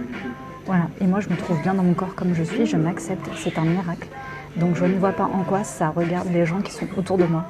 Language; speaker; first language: French; native; French